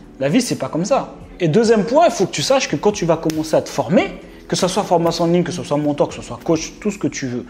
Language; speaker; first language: French; native; French